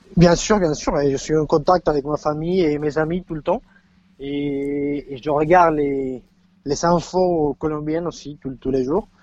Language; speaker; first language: French; non-native, fluent; Spanish